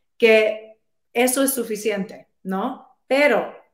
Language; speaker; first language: Spanish; early bilingual, heritage; Spanish